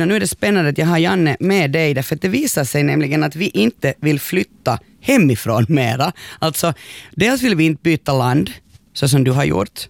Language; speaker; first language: Swedish; native; Swedish